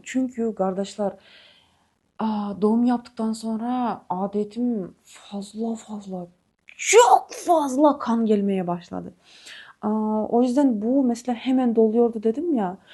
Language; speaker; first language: Turkish; non-native, fluent; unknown